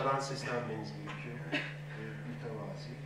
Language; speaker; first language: Turkish; native; Turkish